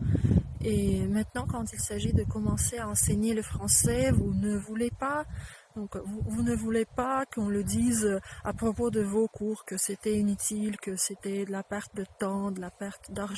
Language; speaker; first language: French; non-native, fluent; Russian